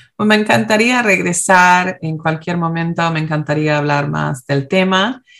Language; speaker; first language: Spanish; early bilingual, heritage; Spanish